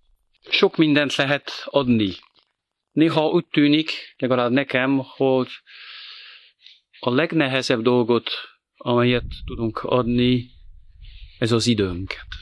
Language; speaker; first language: Hungarian; non-native, fluent; French